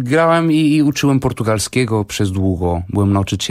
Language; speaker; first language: Polish; non-native, fluent; Portuguese